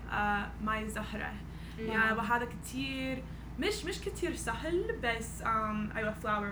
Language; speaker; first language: Arabic; non-native, learner; English